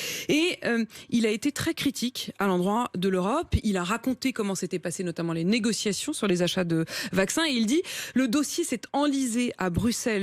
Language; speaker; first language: French; native; French